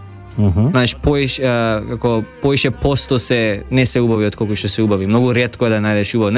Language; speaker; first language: Macedonian; early bilingual, heritage; Macedonian